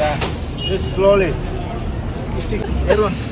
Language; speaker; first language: English; non-native, learner; Nepali